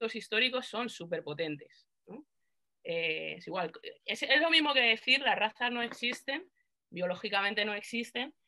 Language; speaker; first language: Spanish; native; Spanish